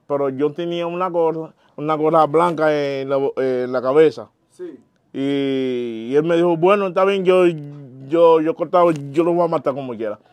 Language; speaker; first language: Spanish; non-native, learner; Haitian Creole